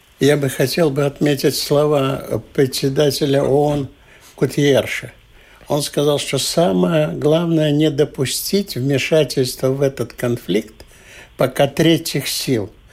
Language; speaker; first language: Russian; non-native, local second language; Latvian